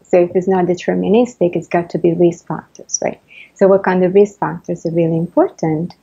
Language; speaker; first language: English; non-native, fluent; Italian